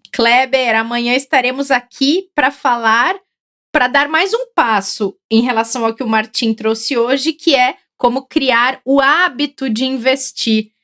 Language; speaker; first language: Portuguese; native; Portuguese